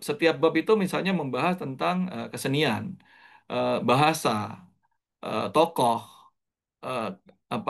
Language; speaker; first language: Indonesian; native; Indonesian